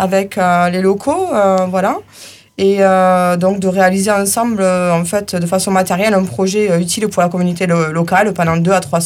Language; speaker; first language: French; native; French